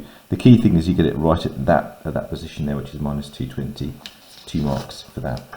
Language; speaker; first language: English; native; English